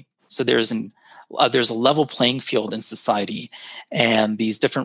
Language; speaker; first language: English; native; English